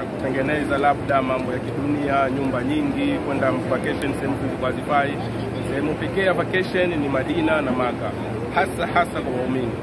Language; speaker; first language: Swahili; native; Swahili